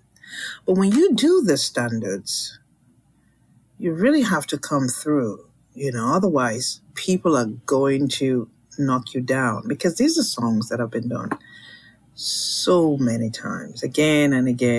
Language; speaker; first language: English; non-native, local second language; Yoruba